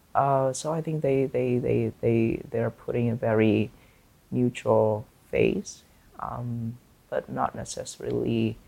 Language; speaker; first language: English; non-native, fluent; Vietnamese